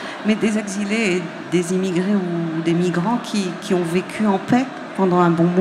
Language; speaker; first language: French; native; French